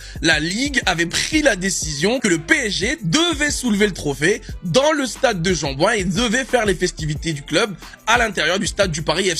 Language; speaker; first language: French; native; French